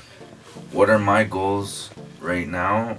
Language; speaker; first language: English; early bilingual, other home language; Spanish